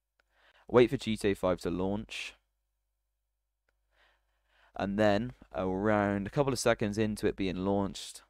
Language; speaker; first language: English; native; English